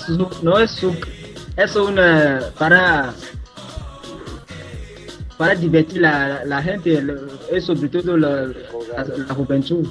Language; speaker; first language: Spanish; non-native, local second language; Ewe